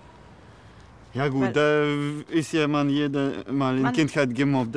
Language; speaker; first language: German; non-native, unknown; Russian